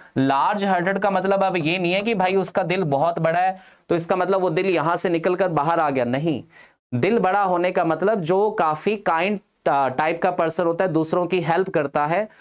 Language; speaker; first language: Hindi; non-native, local second language; Punjabi